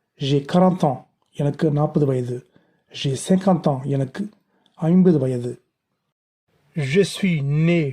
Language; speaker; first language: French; non-native, fluent; Tamil